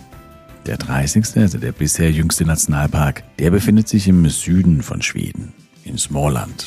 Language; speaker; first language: German; native; German